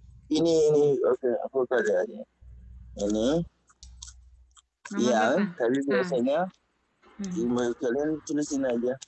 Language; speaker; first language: Indonesian; non-native, fluent; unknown